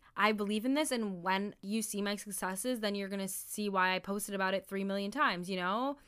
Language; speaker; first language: English; early bilingual, other home language; Somali